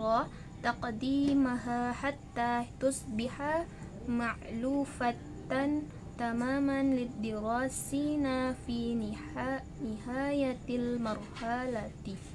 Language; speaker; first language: Arabic; non-native, learner; Indonesian